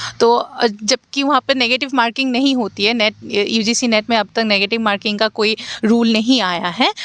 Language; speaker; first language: Hindi; non-native, local second language; Assamese